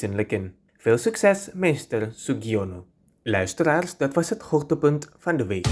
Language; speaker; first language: Dutch; non-native, fluent; Indonesian